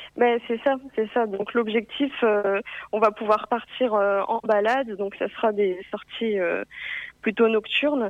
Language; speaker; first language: French; native; French